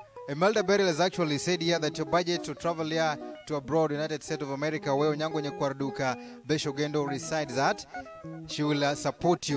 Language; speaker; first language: English; non-native, local second language; Luo (Kenya and Tanzania)